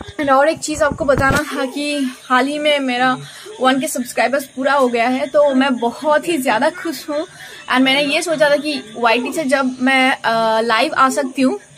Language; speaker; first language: Hindi; non-native, local second language; Bangla